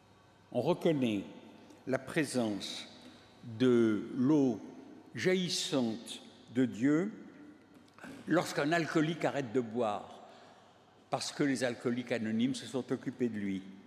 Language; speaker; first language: French; native; French